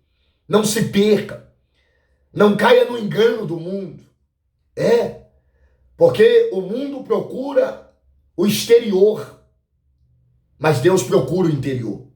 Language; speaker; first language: Portuguese; native; Portuguese